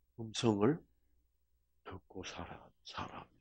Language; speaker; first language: Korean; native; Korean